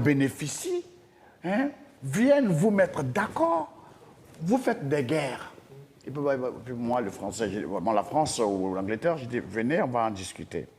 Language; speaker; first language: French; non-native, local second language; Dyula